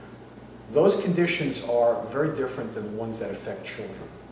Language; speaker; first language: English; native; English